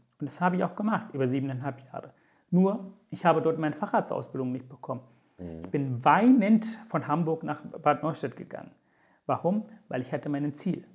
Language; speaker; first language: German; non-native, fluent; Tamil